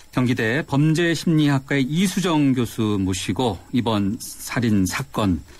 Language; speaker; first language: Korean; native; Korean